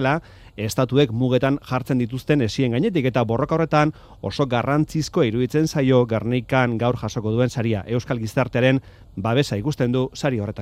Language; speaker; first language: Basque; native; Basque